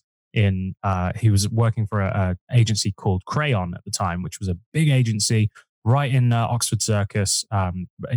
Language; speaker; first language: English; native; English